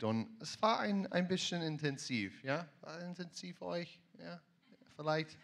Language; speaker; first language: German; non-native, fluent; English